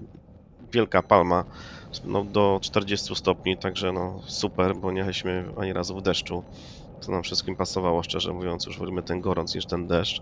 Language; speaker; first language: Polish; native; Polish